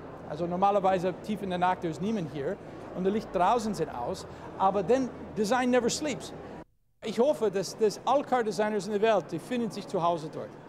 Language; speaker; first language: German; non-native, fluent; English